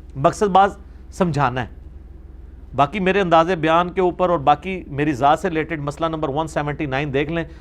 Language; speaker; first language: Urdu; non-native, local second language; Punjabi